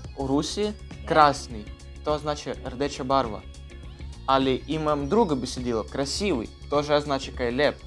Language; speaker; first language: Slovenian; non-native, learner; Russian